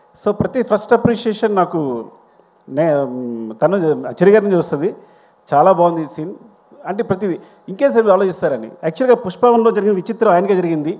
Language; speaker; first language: Telugu; native; Telugu